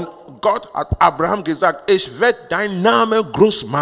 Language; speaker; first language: German; non-native, learner; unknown